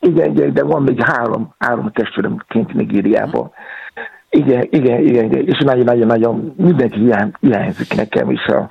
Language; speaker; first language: Hungarian; non-native, fluent; Yoruba